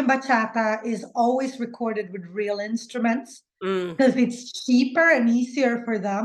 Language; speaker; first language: English; non-native, fluent; Swedish